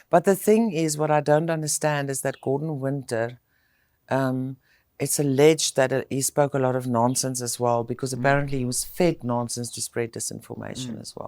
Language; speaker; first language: English; non-native, local second language; Afrikaans